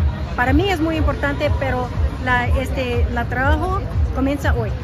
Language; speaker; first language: Spanish; early bilingual, heritage; English